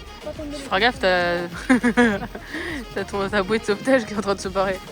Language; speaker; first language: French; native; French